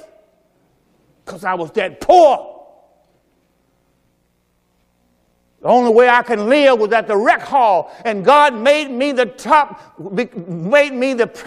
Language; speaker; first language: English; native; English